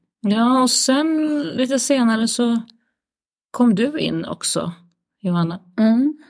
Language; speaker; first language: Swedish; native; Swedish